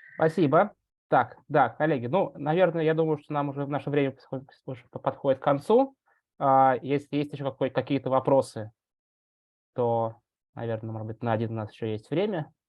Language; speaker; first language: Russian; native; Russian